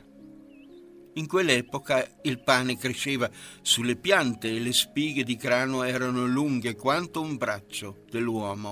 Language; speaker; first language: Italian; non-native, fluent; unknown